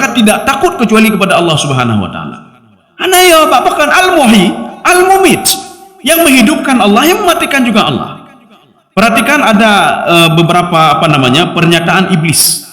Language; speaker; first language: Indonesian; native; Indonesian